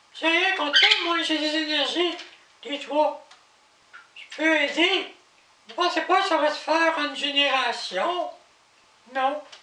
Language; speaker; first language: French; native; French